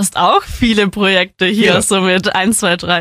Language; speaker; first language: German; native; German